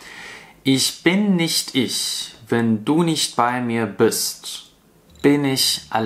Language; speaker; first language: German; non-native, fluent; Russian